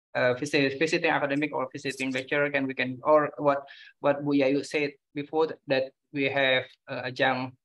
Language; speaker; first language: English; non-native, fluent; Indonesian